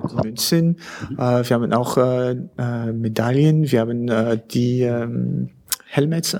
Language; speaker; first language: German; non-native, learner; French